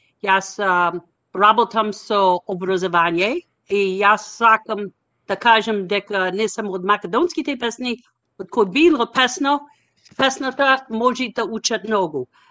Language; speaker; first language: Macedonian; non-native, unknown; English